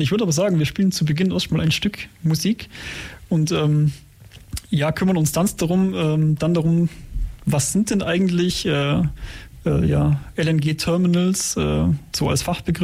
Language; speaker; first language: German; native; German